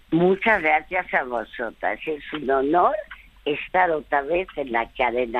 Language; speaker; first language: Spanish; early bilingual, other home language; French